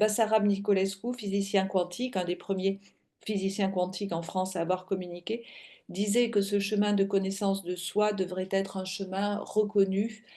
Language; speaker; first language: French; native; French